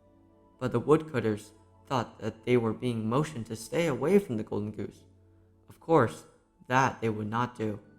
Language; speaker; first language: English; native; English